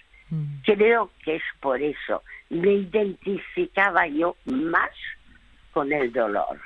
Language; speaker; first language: Spanish; early bilingual, other home language; French